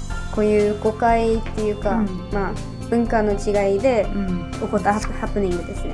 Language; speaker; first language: Japanese; non-native, fluent; Chinese